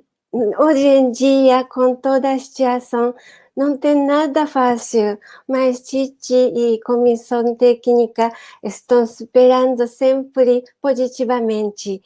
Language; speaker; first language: Portuguese; non-native, learner; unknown